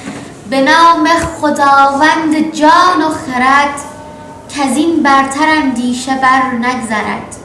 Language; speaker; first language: Persian; native; Persian